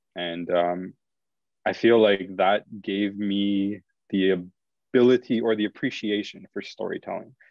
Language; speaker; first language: English; native; English